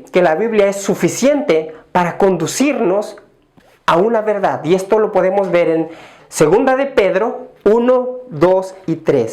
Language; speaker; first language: Spanish; native; Spanish